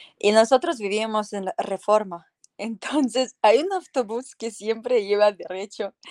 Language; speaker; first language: Spanish; non-native, fluent; Ukrainian